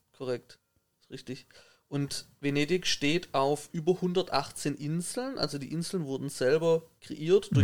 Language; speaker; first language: German; native; German